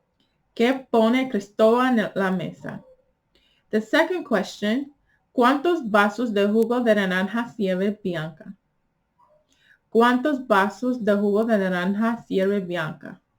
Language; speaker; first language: Spanish; early bilingual, heritage; Spanish